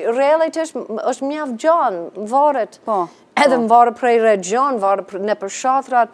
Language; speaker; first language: Albanian; non-native, fluent; English